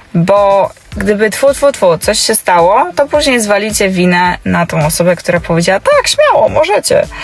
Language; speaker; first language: Polish; early bilingual, heritage; Polish